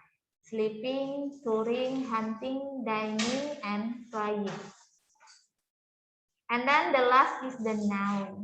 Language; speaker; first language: English; non-native, fluent; Indonesian